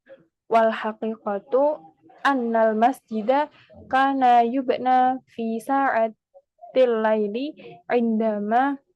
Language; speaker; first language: Arabic; non-native, learner; Indonesian